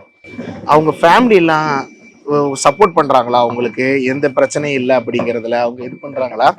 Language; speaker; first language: Tamil; native; Tamil